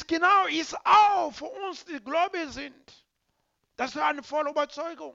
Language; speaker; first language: German; non-native, learner; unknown